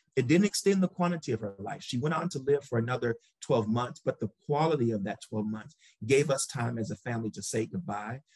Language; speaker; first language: English; native; English